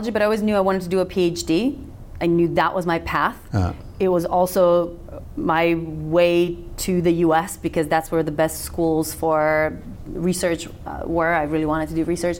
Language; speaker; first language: English; non-native, fluent; Macedonian